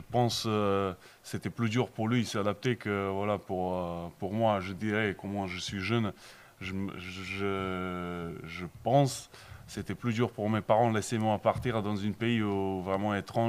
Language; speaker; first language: French; non-native, learner; Bosnian